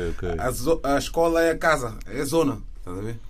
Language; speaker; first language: Portuguese; non-native, fluent; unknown